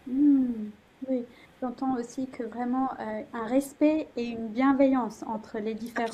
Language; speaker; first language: French; non-native, fluent; English